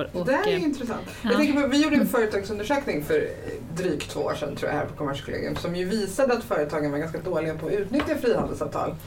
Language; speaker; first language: Swedish; native; Swedish